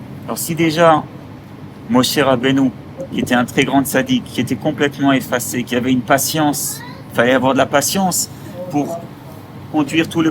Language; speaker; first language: French; native; French